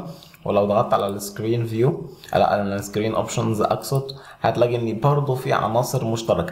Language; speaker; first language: Arabic; native; Arabic